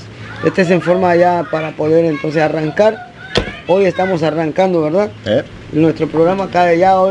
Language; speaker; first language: Spanish; non-native, local second language; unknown